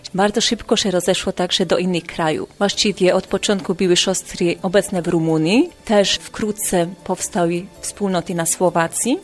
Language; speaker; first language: Polish; non-native, fluent; Hungarian